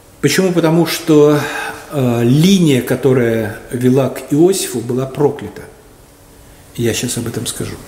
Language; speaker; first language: Russian; native; Russian